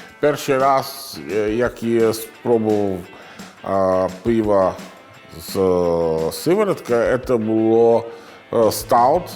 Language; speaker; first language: Ukrainian; non-native, learner; Italian